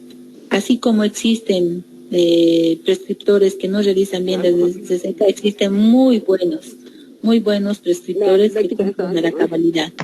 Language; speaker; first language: Spanish; native; Spanish